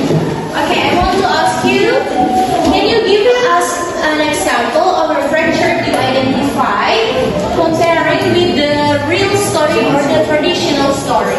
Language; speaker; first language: English; non-native, fluent; Indonesian